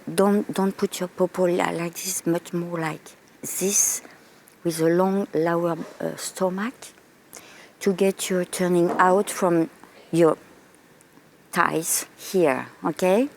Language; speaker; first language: English; non-native, fluent; French